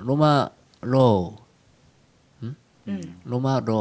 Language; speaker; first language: Korean; native; Korean